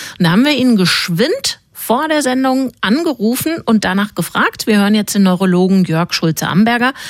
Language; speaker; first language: German; native; German